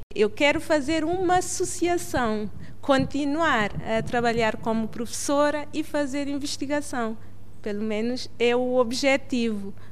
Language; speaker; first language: Portuguese; non-native, local second language; Kabuverdianu